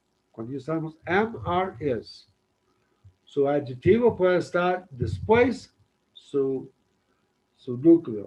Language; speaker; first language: Spanish; non-native, learner; English